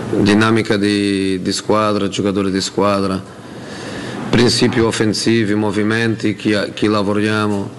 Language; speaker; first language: Italian; non-native, fluent; Portuguese